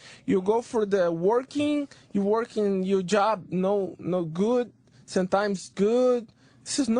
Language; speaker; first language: English; non-native, learner; Portuguese